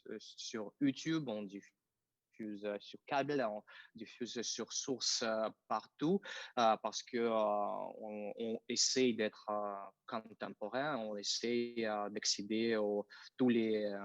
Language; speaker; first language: French; non-native, fluent; Russian